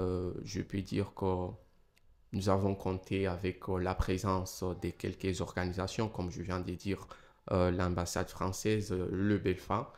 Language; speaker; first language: French; non-native, fluent; Portuguese